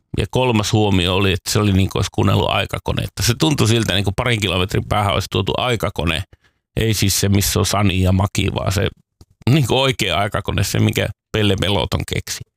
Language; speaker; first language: Finnish; native; Finnish